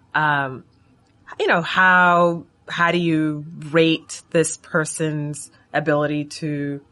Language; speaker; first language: English; non-native, fluent; Arabic